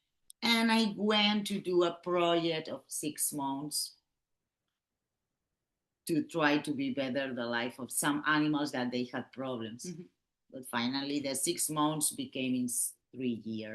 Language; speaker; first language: English; non-native, learner; Catalan